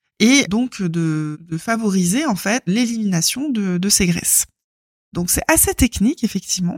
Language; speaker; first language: French; native; French